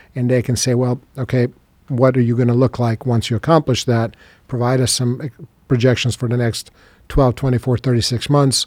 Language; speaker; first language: English; non-native, fluent; Serbian